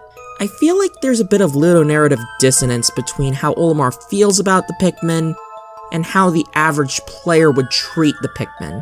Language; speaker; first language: English; native; English